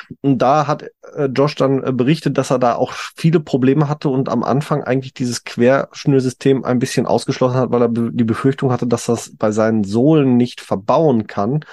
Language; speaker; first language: German; native; German